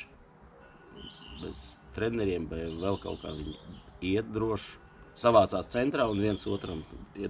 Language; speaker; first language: Latvian; non-native, local second language; Russian